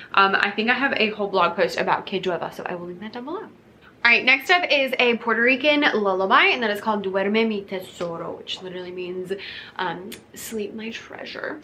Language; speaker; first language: English; native; English